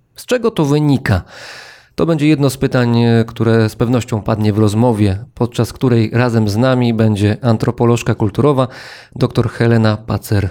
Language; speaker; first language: Polish; native; Polish